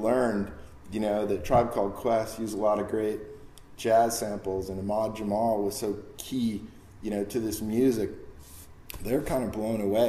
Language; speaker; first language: English; native; English